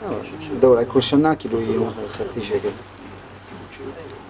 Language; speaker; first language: Hebrew; native; Hebrew